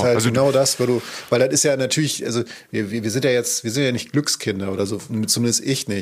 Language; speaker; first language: German; native; German